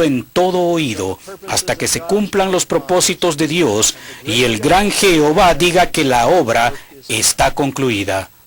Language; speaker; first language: Spanish; native; Spanish